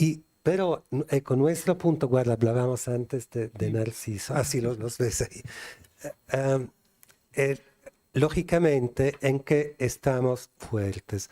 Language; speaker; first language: Spanish; non-native, fluent; Italian